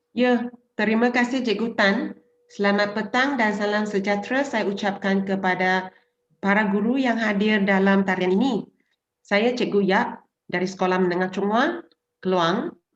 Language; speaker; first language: Malay; non-native, local second language; Chinese